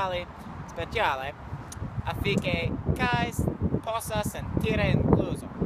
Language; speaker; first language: Italian; non-native, learner; English